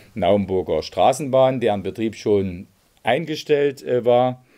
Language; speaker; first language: German; native; German